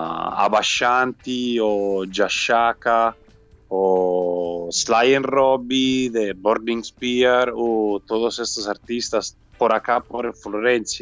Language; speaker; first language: Spanish; non-native, learner; Italian